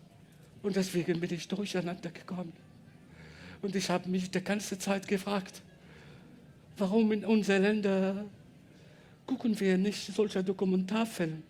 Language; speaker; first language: German; non-native, learner; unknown